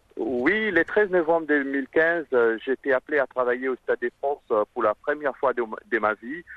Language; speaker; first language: French; non-native, local second language; Morisyen